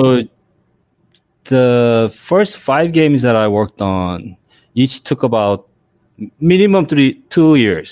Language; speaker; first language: English; non-native, fluent; Korean